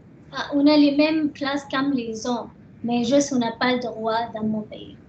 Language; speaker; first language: French; non-native, learner; Arabic